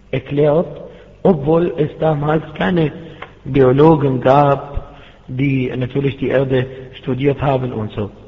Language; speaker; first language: German; non-native, fluent; Arabic